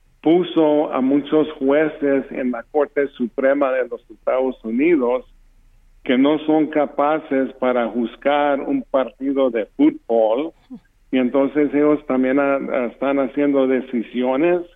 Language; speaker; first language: Spanish; early bilingual, heritage; English